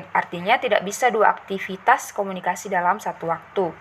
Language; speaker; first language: Indonesian; native; Indonesian